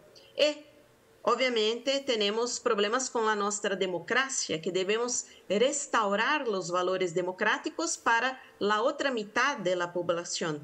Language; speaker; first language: Spanish; non-native, fluent; Portuguese